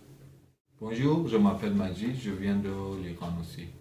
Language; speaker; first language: French; non-native, learner; Persian